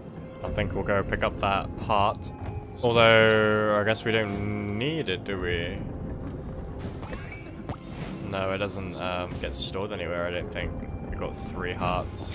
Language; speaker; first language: English; native; English